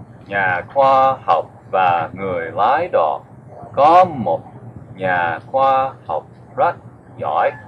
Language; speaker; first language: Vietnamese; non-native, learner; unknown